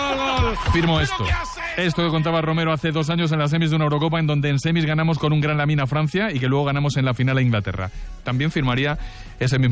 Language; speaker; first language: Spanish; native; Spanish